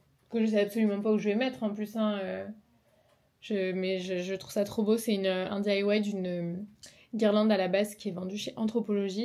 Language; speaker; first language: French; native; French